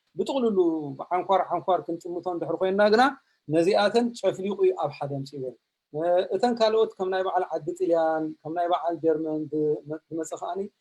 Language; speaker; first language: Tigrinya; native; Tigrinya